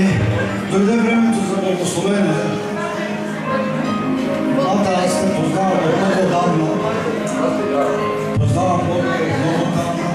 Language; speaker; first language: Bulgarian; non-native, fluent; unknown